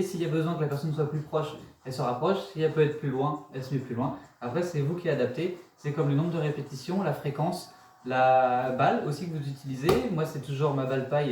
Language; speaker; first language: French; native; French